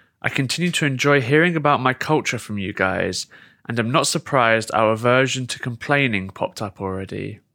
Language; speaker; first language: English; native; English